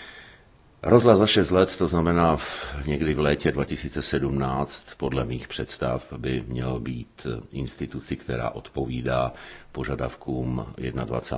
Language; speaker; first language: Czech; native; Czech